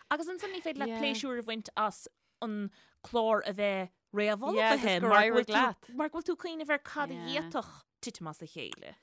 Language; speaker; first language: Irish; native; Irish